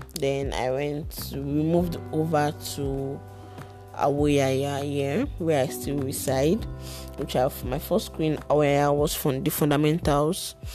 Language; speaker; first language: English; non-native, local second language; Yoruba